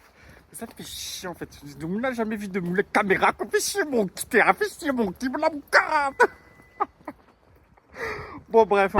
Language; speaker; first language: French; native; French